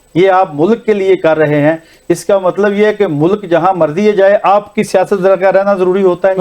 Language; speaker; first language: Urdu; non-native, local second language; Punjabi